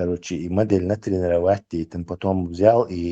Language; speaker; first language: Russian; non-native, local second language; Chechen